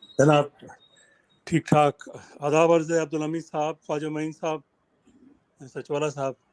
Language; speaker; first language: Urdu; native; Urdu